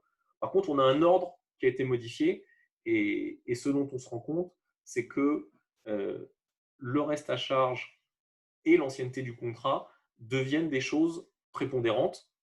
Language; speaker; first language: French; native; French